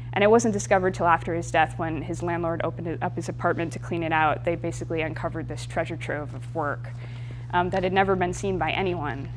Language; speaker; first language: English; native; English